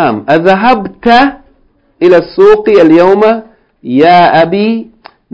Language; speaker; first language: Arabic; non-native, fluent; English